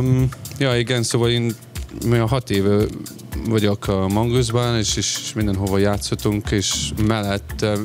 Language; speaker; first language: Hungarian; non-native, fluent; English